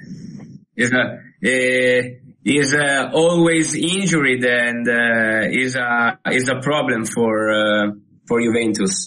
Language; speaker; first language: English; non-native, learner; Italian